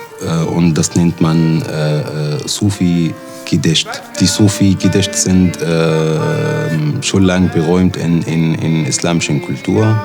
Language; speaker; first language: German; non-native, learner; Arabic